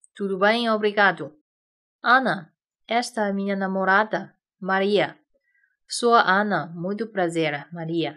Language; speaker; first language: Portuguese; non-native, fluent; Chinese